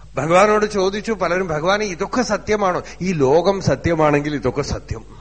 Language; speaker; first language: Malayalam; native; Malayalam